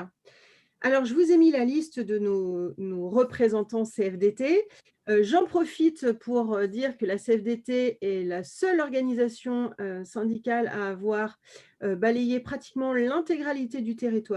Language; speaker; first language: French; native; French